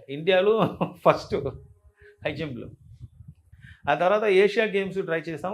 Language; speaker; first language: Telugu; non-native, learner; Tamil